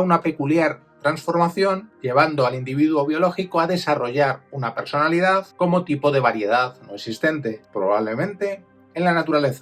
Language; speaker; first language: Spanish; native; Spanish